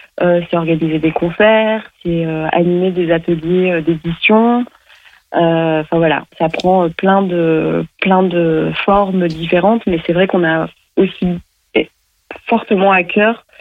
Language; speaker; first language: French; native; French